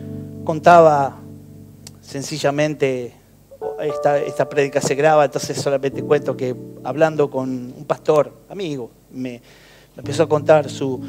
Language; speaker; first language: Spanish; native; Spanish